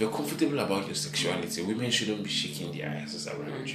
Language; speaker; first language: English; non-native, local second language; Yoruba